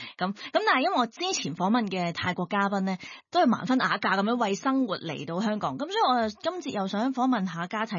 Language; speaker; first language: Cantonese; native; Cantonese